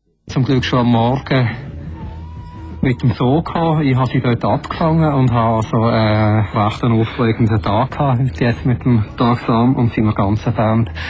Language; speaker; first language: German; native; German